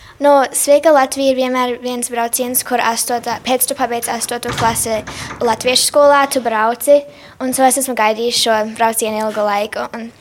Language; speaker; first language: Latvian; early bilingual, heritage; English